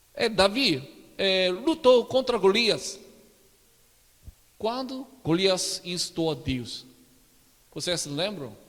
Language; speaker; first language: Portuguese; non-native, learner; Korean